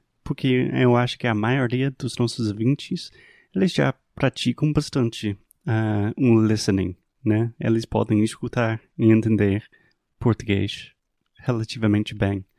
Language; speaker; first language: Portuguese; non-native, fluent; English